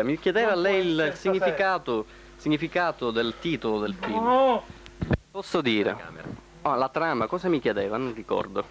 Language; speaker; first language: Italian; native; Italian